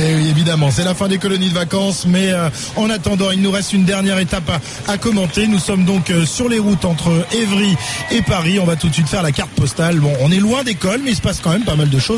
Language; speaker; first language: French; native; French